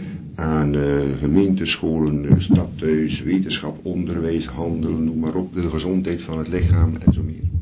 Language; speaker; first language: Dutch; native; Dutch